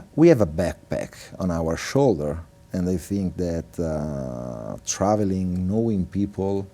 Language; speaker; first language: English; non-native, fluent; Italian